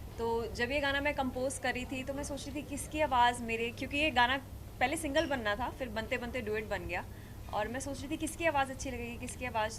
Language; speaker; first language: Hindi; non-native, local second language; Punjabi